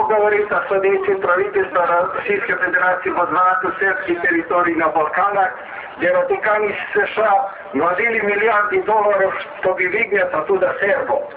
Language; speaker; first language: Russian; non-native, fluent; Serbian